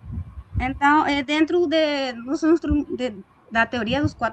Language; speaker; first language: Portuguese; non-native, fluent; Spanish